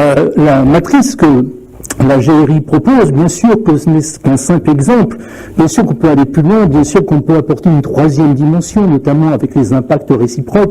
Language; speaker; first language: French; native; French